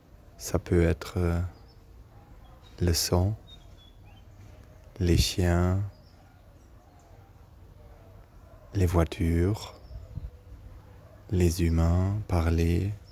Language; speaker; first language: French; non-native, learner; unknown